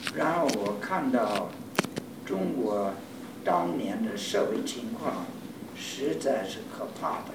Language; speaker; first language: Chinese; non-native, fluent; English